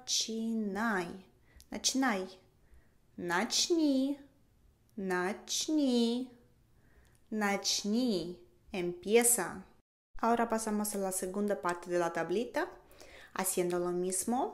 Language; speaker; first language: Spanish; non-native, fluent; Russian